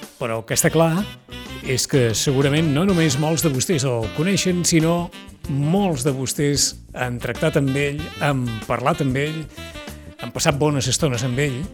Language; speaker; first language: Catalan; native; Catalan